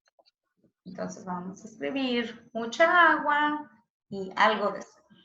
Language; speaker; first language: Spanish; early bilingual, heritage; Spanish